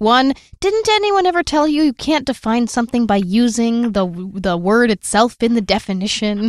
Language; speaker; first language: English; native; English